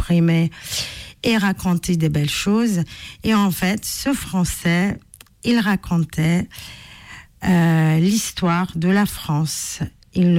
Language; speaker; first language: French; non-native, fluent; Polish